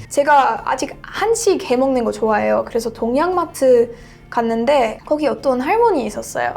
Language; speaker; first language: Korean; non-native, fluent; English